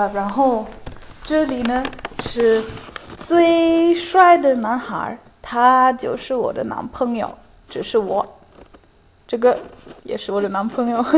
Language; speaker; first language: Chinese; non-native, fluent; Dutch